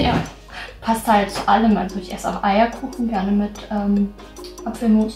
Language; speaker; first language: German; native; German